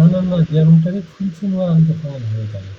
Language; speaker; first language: German; non-native, fluent; Bangla